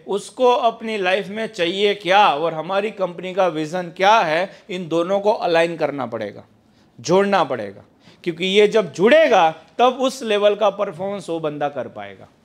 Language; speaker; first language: Hindi; non-native, local second language; Gujarati